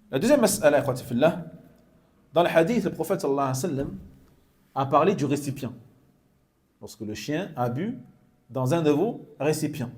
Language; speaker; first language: French; native; French